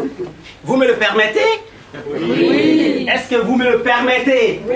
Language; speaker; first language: French; non-native, local second language; Bambara